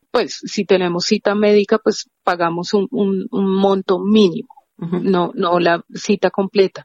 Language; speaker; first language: Spanish; native; Spanish